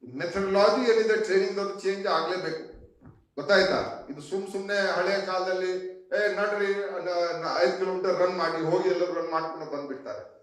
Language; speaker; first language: Kannada; non-native, fluent; Hindi